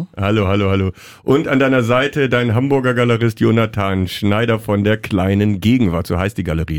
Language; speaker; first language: German; native; German